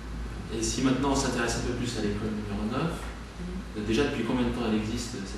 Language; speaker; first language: French; native; French